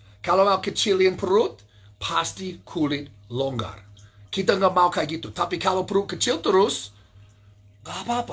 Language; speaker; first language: Indonesian; non-native, learner; English